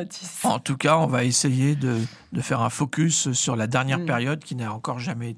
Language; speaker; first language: French; native; French